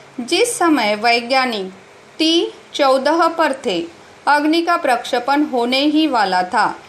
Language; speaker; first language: Hindi; non-native, local second language; Marathi